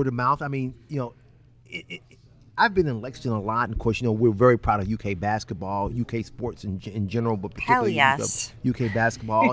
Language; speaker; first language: English; native; English